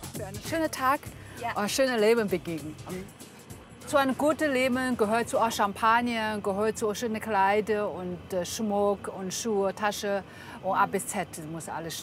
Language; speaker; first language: German; non-native, learner; Chinese